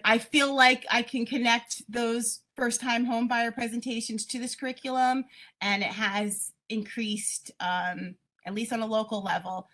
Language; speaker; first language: English; native; English